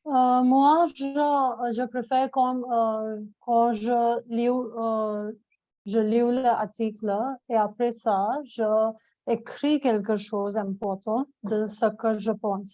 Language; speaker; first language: French; non-native, learner; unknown